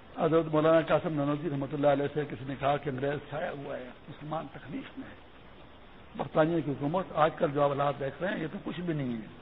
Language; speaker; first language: Urdu; non-native, local second language; Pashto